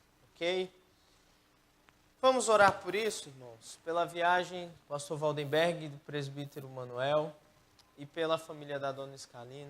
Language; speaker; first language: Portuguese; native; Portuguese